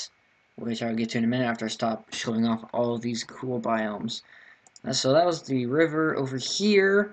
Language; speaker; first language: English; native; English